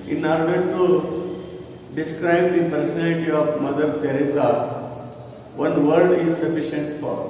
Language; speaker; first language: English; non-native, local second language; Kannada